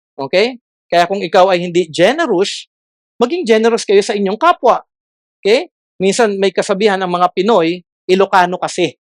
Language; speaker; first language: Filipino; non-native, local second language; Iloko